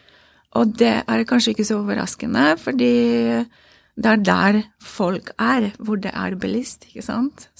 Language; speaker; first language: Norwegian; non-native, fluent; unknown